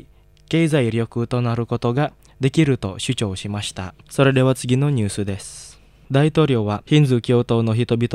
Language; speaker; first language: Japanese; non-native, fluent; Indonesian